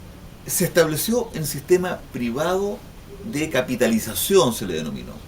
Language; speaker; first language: Spanish; native; Spanish